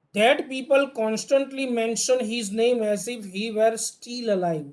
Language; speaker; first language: English; non-native, local second language; Gujarati